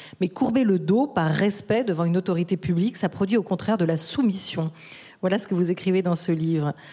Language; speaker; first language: French; native; French